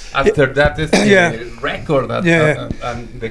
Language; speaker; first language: English; non-native, learner; Spanish